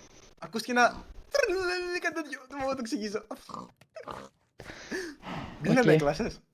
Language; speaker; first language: Greek; native; Greek